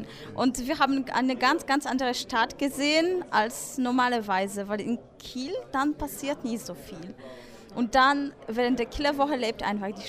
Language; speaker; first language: German; non-native, fluent; Polish